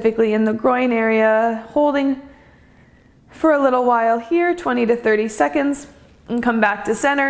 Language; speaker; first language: English; native; English